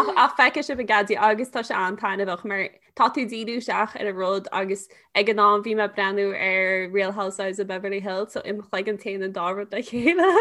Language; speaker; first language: Irish; non-native, local second language; English